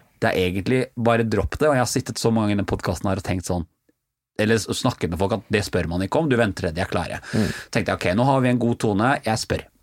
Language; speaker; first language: Norwegian; native; Norwegian